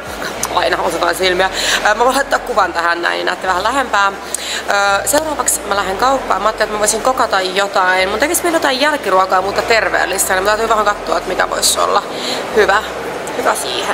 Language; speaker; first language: Finnish; native; Finnish